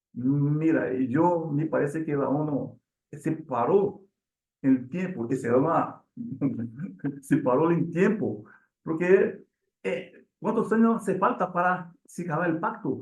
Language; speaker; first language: Spanish; non-native, learner; Portuguese